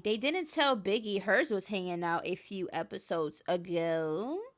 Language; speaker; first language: English; native; English